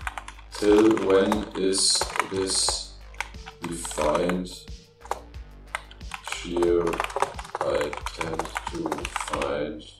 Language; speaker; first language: English; non-native, learner; German